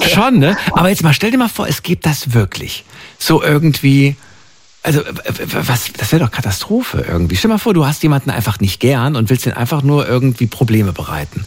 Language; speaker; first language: German; native; German